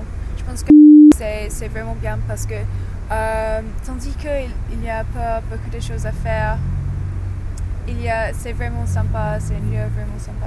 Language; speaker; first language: French; non-native, learner; English